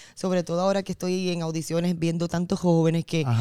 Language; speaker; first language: Spanish; native; Spanish